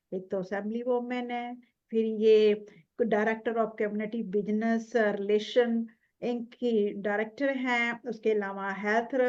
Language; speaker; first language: Hindi; non-native, local second language; Punjabi